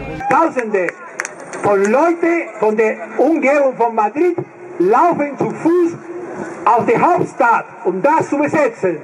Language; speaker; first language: German; non-native, fluent; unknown